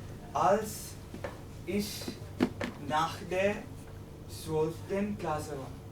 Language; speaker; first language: German; non-native, learner; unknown